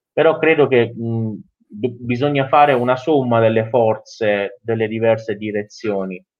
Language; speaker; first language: Italian; non-native, fluent; Persian